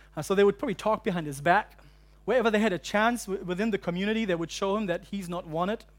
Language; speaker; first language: English; non-native, fluent; German